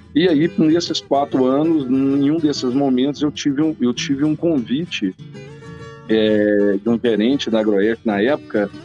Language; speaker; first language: Portuguese; native; Portuguese